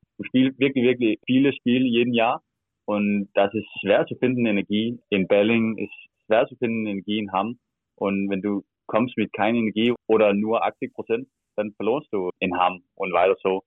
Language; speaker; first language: German; non-native, learner; Danish